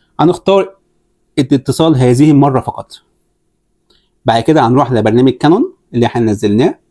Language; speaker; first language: Arabic; native; Arabic